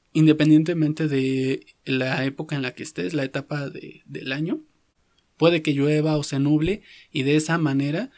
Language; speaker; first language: Spanish; native; Spanish